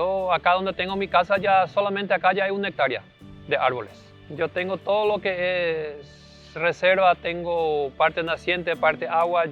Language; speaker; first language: Spanish; early bilingual, other home language; German